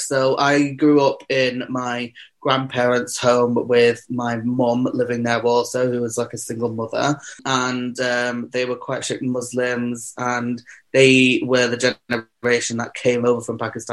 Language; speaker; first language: English; native; English